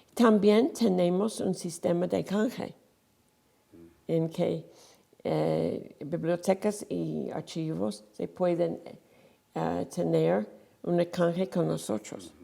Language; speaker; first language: Spanish; non-native, fluent; English